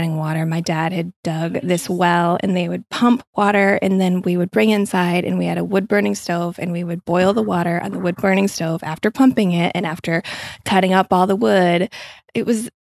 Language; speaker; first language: English; native; English